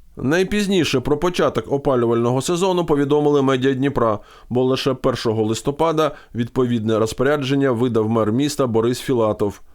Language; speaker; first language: Ukrainian; native; Ukrainian